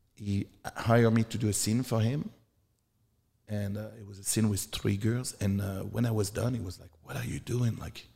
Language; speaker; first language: English; non-native, fluent; French